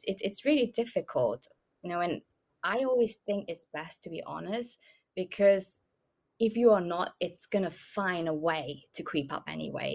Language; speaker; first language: English; non-native, local second language; Cantonese